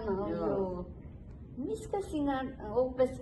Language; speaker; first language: Finnish; non-native, learner; Nepali